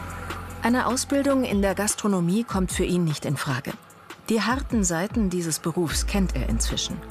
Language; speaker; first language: German; native; German